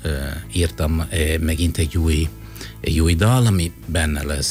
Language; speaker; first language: Hungarian; non-native, fluent; Italian